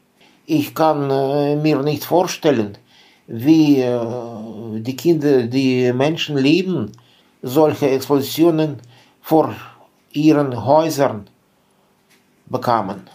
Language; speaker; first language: German; non-native, fluent; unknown